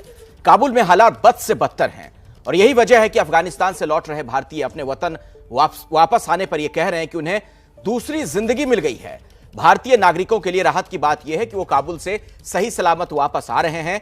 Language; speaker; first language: Hindi; native; Hindi